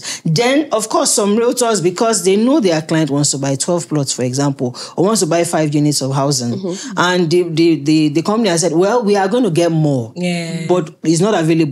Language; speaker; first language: English; native; English